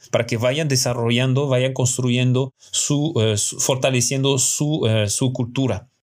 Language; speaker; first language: Spanish; non-native, fluent; French